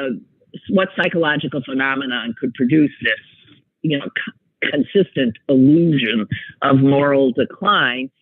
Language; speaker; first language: English; native; English